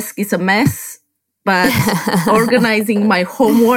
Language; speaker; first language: English; non-native, fluent; Romanian